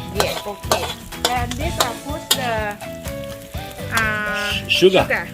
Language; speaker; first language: English; non-native, learner; Thai